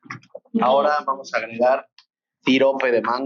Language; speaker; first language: Spanish; native; Spanish